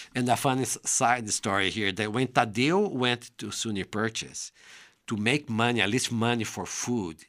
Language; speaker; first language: English; non-native, fluent; Portuguese